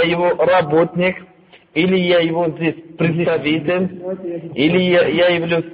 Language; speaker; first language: Russian; non-native, fluent; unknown